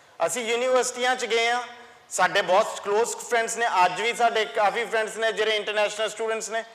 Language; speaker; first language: Punjabi; early bilingual, heritage; Punjabi